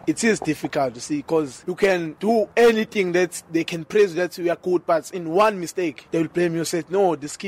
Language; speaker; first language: English; non-native, local second language; Zulu